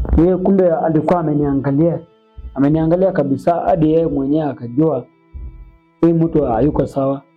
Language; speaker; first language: Swahili; non-native, local second language; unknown